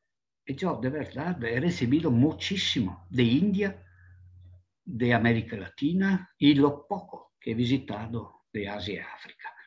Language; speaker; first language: Spanish; non-native, fluent; Italian